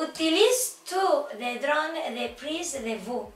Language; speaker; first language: French; non-native, learner; English